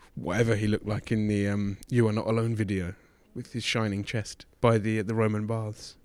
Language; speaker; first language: English; native; English